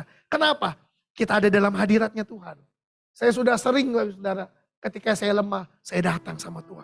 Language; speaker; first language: Indonesian; native; Indonesian